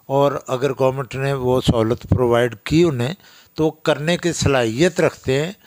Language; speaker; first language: Urdu; non-native, local second language; Pahari-Potwari